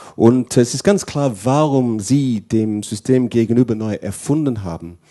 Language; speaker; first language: German; non-native, fluent; English